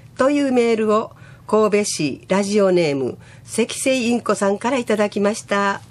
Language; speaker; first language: Japanese; native; Japanese